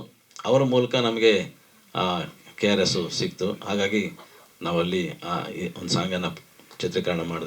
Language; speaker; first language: Kannada; native; Kannada